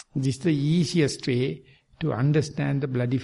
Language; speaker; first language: English; non-native, local second language; Sinhala